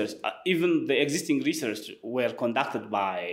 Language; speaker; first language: English; non-native, fluent; Wolaytta